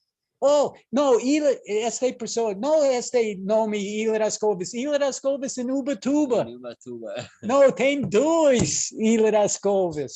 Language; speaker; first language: Portuguese; non-native, learner; English